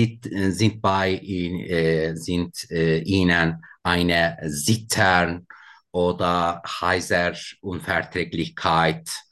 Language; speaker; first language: German; non-native, learner; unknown